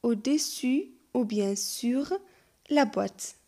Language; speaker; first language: French; non-native, local second language; Arabic